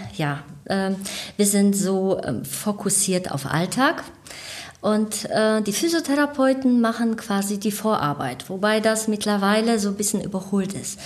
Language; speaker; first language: German; native; German